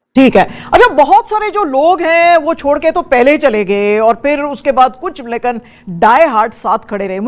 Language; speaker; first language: Urdu; native; Urdu